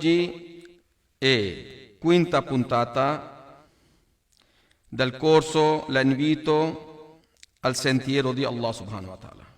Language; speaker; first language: Italian; non-native, learner; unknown